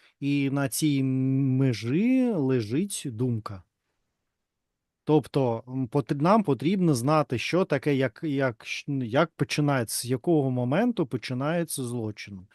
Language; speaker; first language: Ukrainian; non-native, learner; Russian